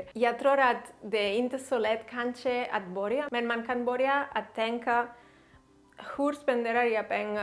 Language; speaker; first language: Swedish; non-native, learner; Catalan